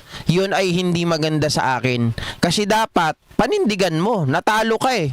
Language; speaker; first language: Filipino; native; Filipino